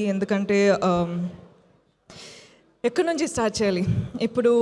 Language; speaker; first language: Telugu; non-native, fluent; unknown